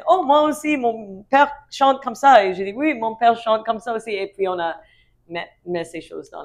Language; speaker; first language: French; non-native, learner; English